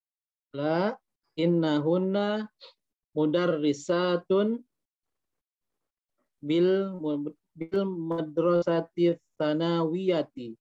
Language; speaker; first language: Arabic; non-native, learner; Indonesian